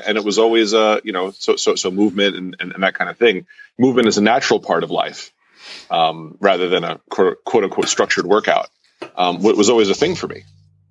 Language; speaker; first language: English; native; English